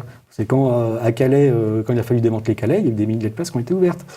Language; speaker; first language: French; native; French